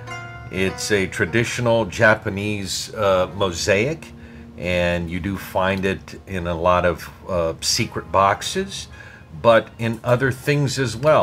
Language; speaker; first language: English; native; English